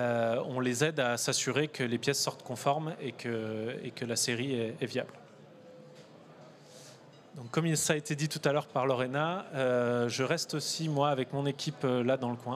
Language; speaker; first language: French; native; French